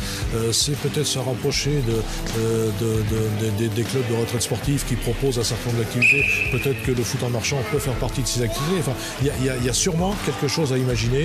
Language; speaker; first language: French; native; French